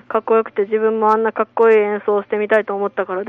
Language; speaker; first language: Japanese; native; Japanese